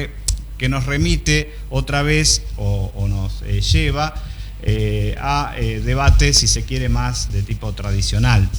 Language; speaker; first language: Spanish; native; Spanish